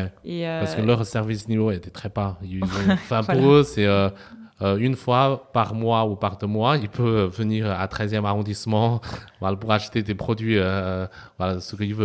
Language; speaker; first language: French; non-native, fluent; Chinese